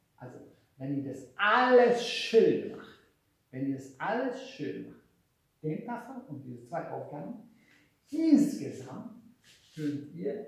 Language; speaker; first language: German; non-native, fluent; Hungarian